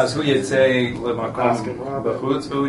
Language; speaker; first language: Hebrew; non-native, learner; English